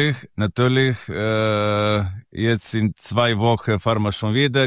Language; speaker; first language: German; non-native, fluent; Italian